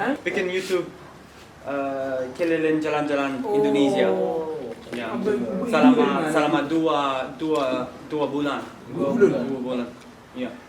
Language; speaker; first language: Indonesian; non-native, learner; English